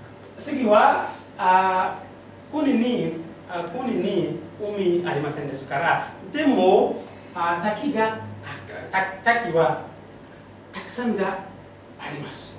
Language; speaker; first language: Japanese; non-native, learner; Mossi